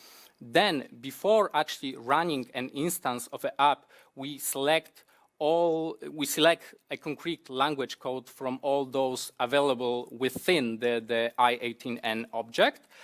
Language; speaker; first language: English; non-native, fluent; Polish